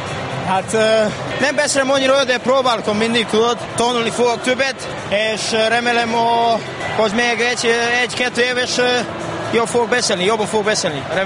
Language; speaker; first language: Hungarian; non-native, learner; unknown